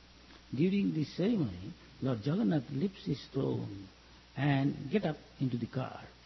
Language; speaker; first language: English; non-native, local second language; Bangla